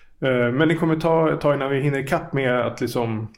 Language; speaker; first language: Swedish; native; Swedish